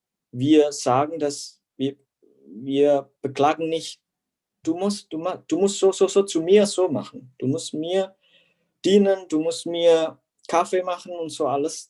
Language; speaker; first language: German; non-native, fluent; Indonesian